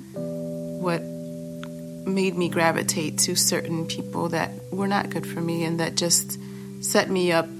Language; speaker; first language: English; native; English